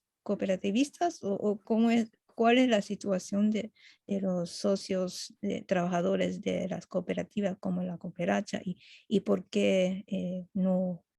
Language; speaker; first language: Spanish; non-native, fluent; Japanese